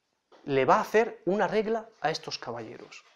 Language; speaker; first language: Spanish; native; Spanish